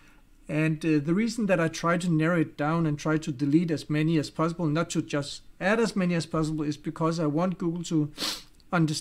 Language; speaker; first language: English; non-native, fluent; Danish